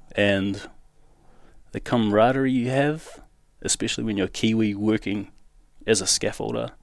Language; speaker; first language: English; native; English